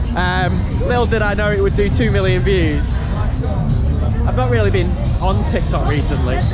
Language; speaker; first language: English; native; English